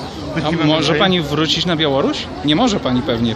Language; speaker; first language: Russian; non-native, learner; Polish